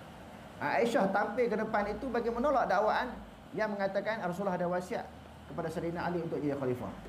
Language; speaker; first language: Malay; native; Malay